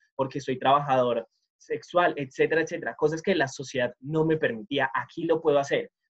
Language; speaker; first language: Spanish; native; Spanish